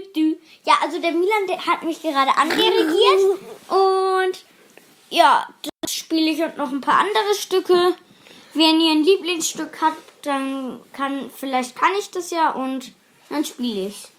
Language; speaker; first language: German; native; German